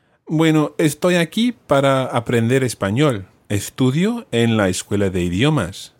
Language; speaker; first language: Spanish; non-native, fluent; English